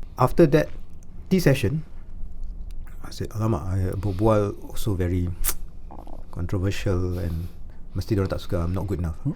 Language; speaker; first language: English; non-native, local second language; Malay